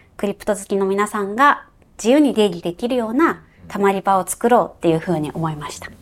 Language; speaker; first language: Japanese; native; Japanese